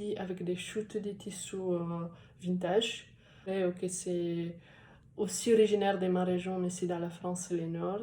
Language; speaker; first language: French; non-native, fluent; Italian